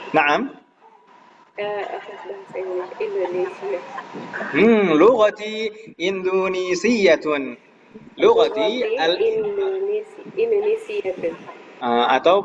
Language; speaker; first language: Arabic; non-native, fluent; Indonesian